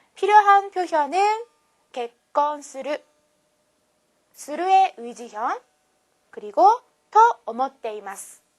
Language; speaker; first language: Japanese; non-native, fluent; Korean